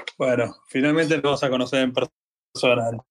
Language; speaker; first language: Spanish; native; Spanish